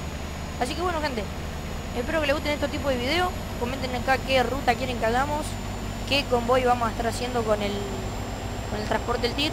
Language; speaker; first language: Spanish; native; Spanish